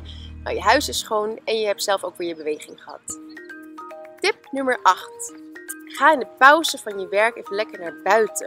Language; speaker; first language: Dutch; native; Dutch